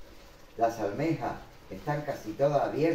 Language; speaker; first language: Spanish; native; Spanish